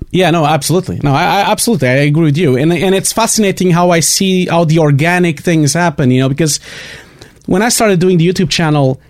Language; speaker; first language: English; non-native, fluent; Portuguese